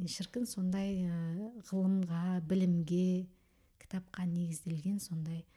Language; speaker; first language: Kazakh; early bilingual, heritage; Kazakh